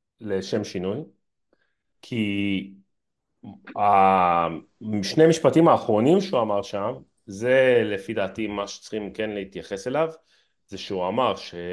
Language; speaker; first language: Hebrew; native; Hebrew